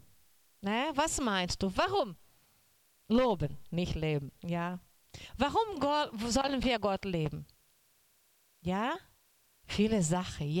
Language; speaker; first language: German; non-native, learner; Portuguese